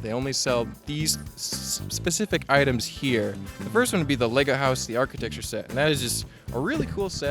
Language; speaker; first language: English; native; English